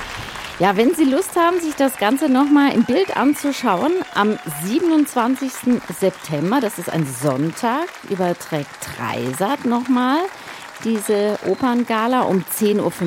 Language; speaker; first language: German; native; German